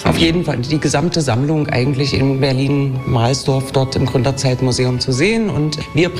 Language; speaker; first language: German; native; German